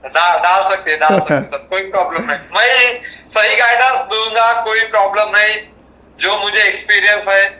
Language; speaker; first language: Hindi; non-native, local second language; Marathi